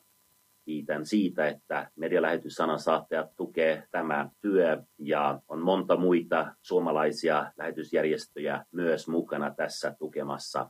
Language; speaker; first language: Finnish; non-native, fluent; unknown